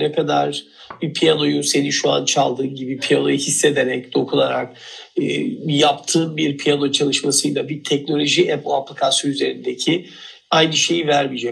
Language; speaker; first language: Turkish; native; Turkish